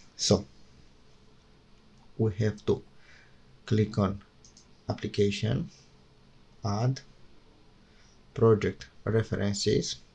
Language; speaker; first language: English; non-native, fluent; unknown